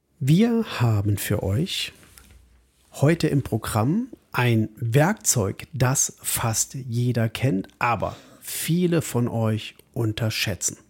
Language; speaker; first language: German; native; German